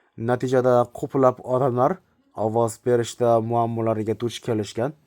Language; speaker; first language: Uzbek; non-native, learner; Korean